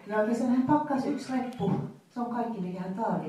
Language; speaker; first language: Finnish; non-native, fluent; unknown